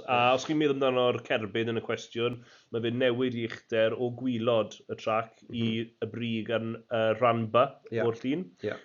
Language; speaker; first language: Welsh; native; Welsh